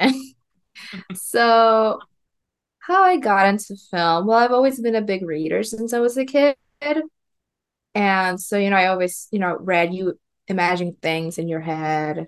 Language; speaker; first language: English; non-native, fluent; Spanish